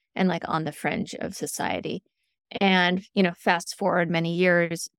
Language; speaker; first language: English; native; English